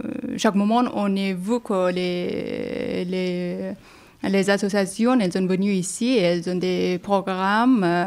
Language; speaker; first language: French; non-native, learner; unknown